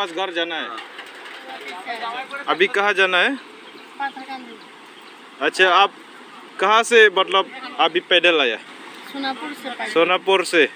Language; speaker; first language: Hindi; non-native, local second language; Khasi